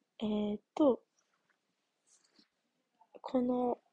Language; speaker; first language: Japanese; non-native, learner; English